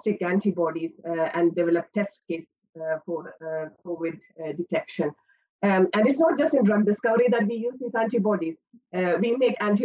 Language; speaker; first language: English; non-native, local second language; Malayalam